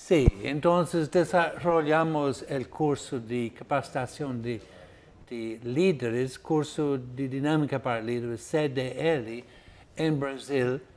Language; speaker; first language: Spanish; non-native, fluent; Portuguese